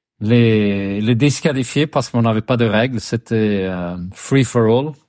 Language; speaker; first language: French; non-native, fluent; Swedish